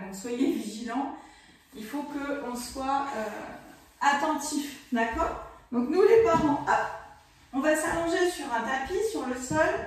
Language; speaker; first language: French; native; French